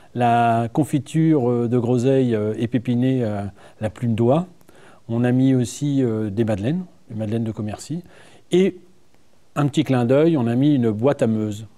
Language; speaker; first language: French; native; French